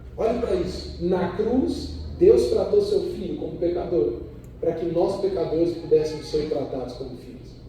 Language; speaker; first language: Portuguese; early bilingual, other home language; Spanish